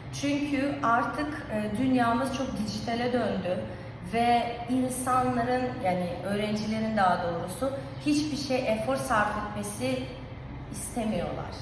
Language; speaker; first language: Turkish; non-native, fluent; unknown